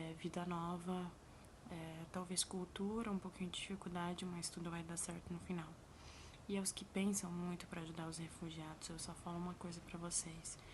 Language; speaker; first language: Portuguese; early bilingual, other home language; Arabic